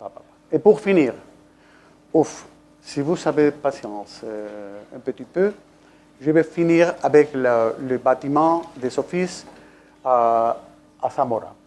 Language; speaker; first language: French; non-native, fluent; Spanish